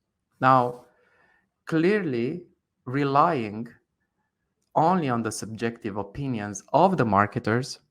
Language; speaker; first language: English; non-native, fluent; Romanian